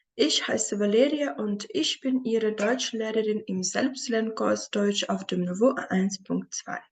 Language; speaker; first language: German; non-native, fluent; Ukrainian